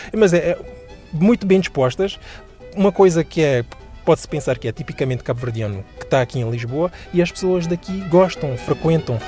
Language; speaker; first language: Portuguese; non-native, local second language; Kabuverdianu